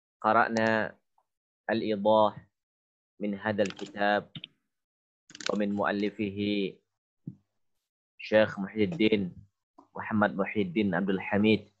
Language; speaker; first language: Arabic; non-native, fluent; Indonesian